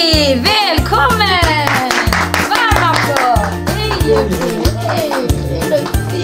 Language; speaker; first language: Swedish; non-native, fluent; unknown